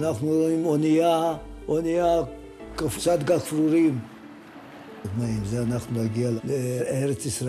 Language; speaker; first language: Hebrew; non-native, fluent; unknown